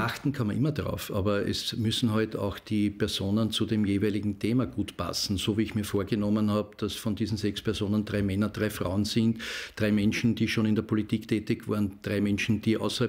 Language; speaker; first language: German; native; German